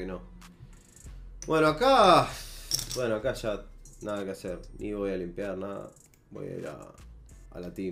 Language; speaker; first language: Spanish; native; Spanish